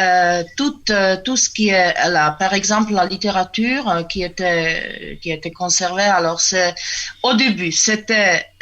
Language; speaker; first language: French; non-native, fluent; Czech